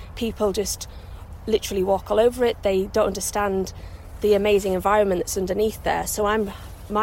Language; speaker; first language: English; native; English